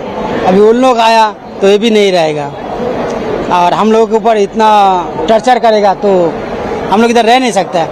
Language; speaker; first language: Hindi; non-native, learner; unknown